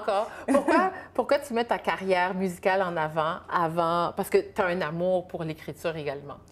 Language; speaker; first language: French; native; French